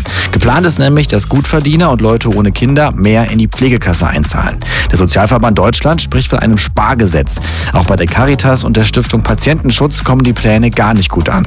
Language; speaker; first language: German; native; German